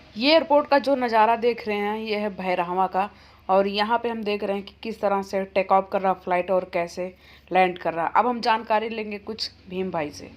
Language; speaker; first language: Hindi; native; Hindi